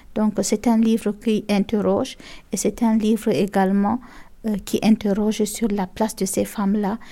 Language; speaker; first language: French; non-native, local second language; Fula